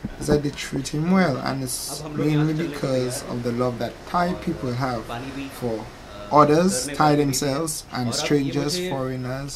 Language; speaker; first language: English; non-native, fluent; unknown